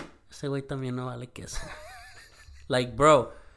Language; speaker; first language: Spanish; early bilingual, heritage; Spanish